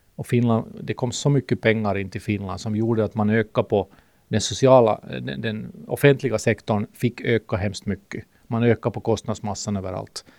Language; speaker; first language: Swedish; native; Swedish